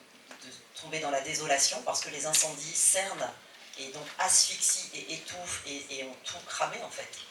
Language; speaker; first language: French; native; French